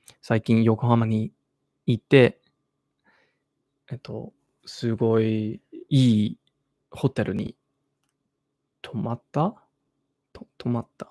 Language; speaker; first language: Japanese; non-native, learner; English